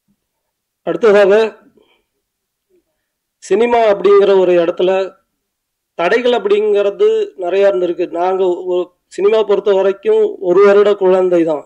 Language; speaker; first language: Tamil; native; Tamil